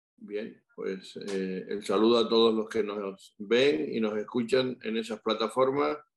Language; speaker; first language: Spanish; native; Spanish